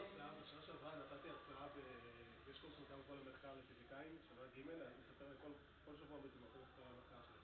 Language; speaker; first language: Hebrew; native; Hebrew